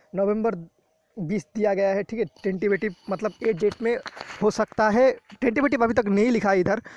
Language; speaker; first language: Hindi; non-native, local second language; Bangla